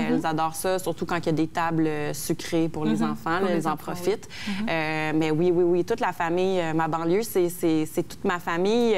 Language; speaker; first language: French; native; French